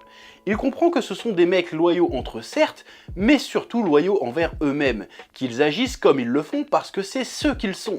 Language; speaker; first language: French; native; French